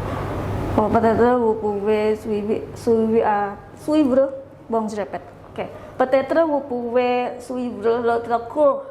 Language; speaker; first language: French; non-native, learner; Indonesian